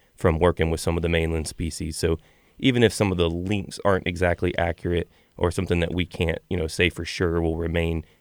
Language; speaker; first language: English; native; English